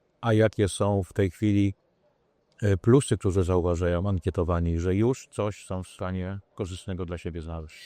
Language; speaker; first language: Polish; native; Polish